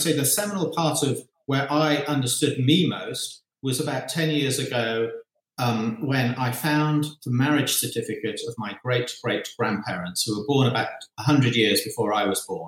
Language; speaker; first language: English; native; English